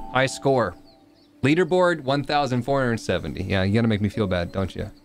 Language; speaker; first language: English; native; English